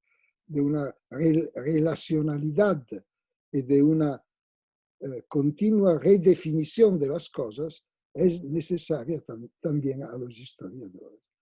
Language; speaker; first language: Spanish; non-native, fluent; Italian